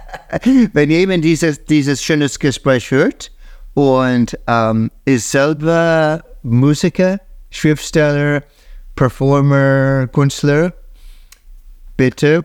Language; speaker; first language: German; non-native, fluent; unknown